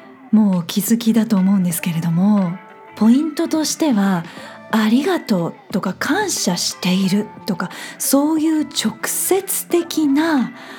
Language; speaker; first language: Japanese; native; Japanese